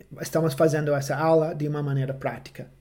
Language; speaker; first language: Portuguese; non-native, fluent; English